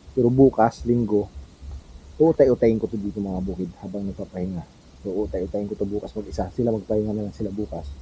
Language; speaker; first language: Filipino; native; Filipino